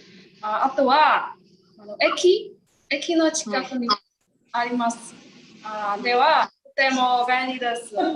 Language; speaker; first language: Japanese; non-native, learner; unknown